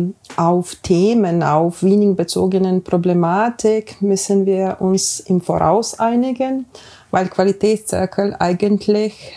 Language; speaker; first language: German; non-native, fluent; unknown